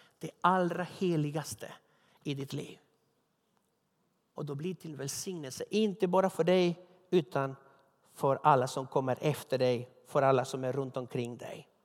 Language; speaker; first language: Swedish; non-native, fluent; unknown